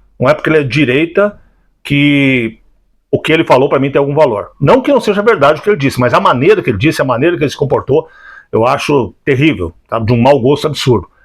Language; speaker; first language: Portuguese; native; Portuguese